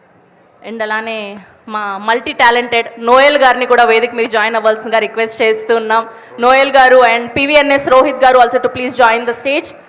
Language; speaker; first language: Telugu; native; Telugu